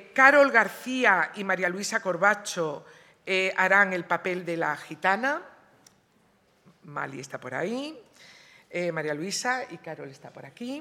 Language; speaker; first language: Spanish; native; Spanish